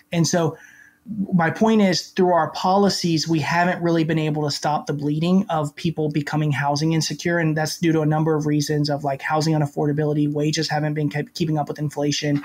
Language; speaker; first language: English; native; English